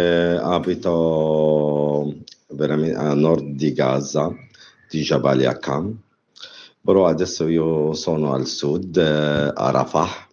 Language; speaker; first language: Italian; non-native, learner; Arabic